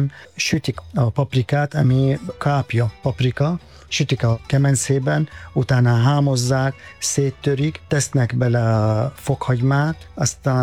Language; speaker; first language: Hungarian; non-native, fluent; Arabic